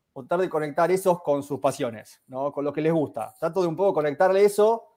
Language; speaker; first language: Spanish; native; Spanish